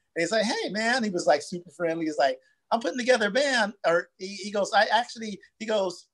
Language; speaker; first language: English; native; English